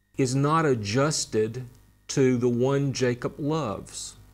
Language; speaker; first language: English; native; English